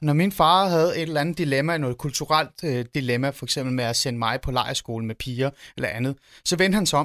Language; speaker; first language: Danish; early bilingual, other home language; Arabic